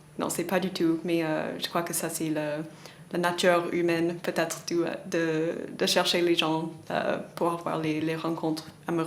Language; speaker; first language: French; non-native, fluent; English